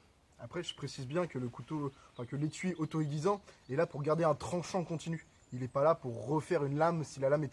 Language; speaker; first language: French; native; French